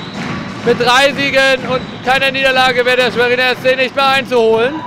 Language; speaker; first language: German; native; German